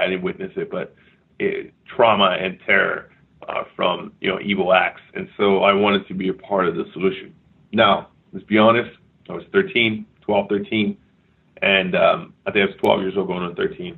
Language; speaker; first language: English; early bilingual, other home language; French